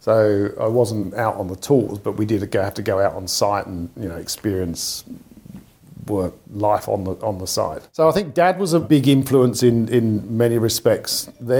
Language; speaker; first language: English; native; English